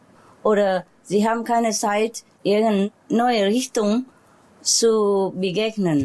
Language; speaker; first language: German; non-native, learner; Vietnamese